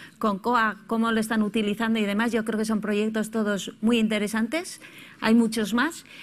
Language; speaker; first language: Spanish; native; Spanish